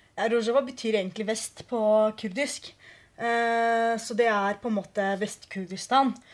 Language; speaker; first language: Norwegian; early bilingual, other home language; Kurdish